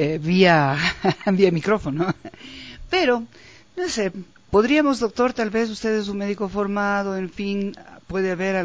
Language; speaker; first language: Spanish; native; Spanish